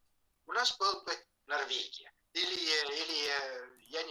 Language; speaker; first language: Russian; non-native, fluent; Estonian